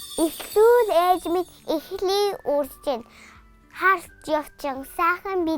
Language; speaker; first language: Mongolian; early bilingual, heritage; Mongolian